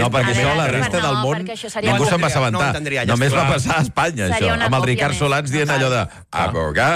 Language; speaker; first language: Catalan; native; Catalan